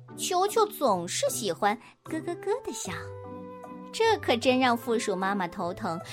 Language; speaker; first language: Chinese; native; Chinese